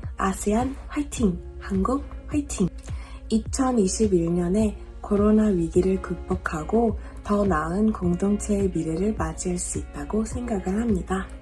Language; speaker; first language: Korean; non-native, fluent; English